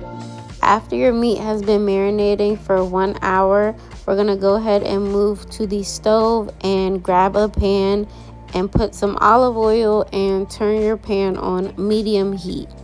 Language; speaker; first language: English; native; English